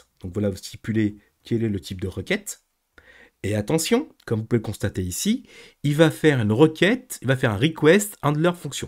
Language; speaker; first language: French; native; French